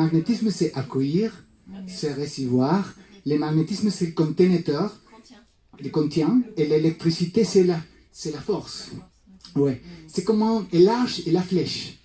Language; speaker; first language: French; non-native, fluent; Spanish